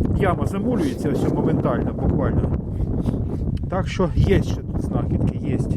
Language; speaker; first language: Ukrainian; non-native, local second language; Russian